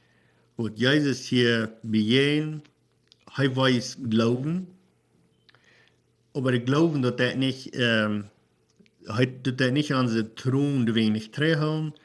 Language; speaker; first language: German; non-native, learner; Plautdietsch